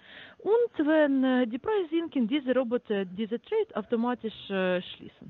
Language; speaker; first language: German; non-native, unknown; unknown